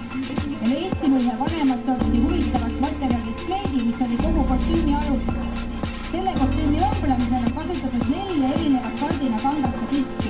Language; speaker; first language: Estonian; native; Estonian